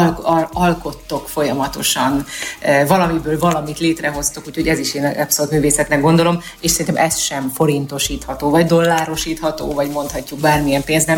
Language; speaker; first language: Hungarian; native; Hungarian